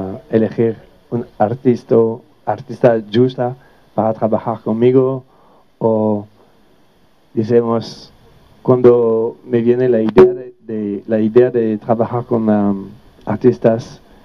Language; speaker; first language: Spanish; non-native, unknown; French